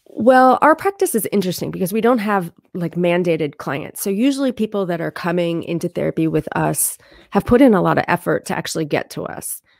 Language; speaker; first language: English; native; English